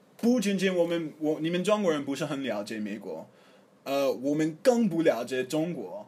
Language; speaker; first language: Chinese; non-native, fluent; English